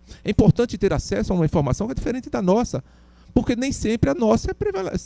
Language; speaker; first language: Portuguese; native; Portuguese